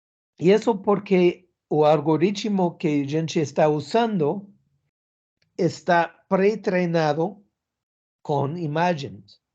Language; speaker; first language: Portuguese; non-native, learner; English